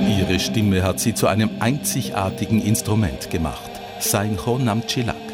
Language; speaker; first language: German; native; German